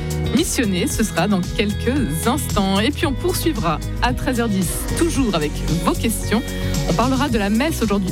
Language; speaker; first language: French; native; French